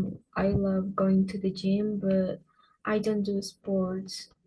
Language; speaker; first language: English; non-native, fluent; Spanish